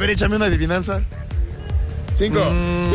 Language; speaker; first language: Spanish; native; Spanish